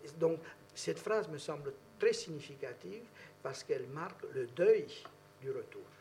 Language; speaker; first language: French; non-native, fluent; Romanian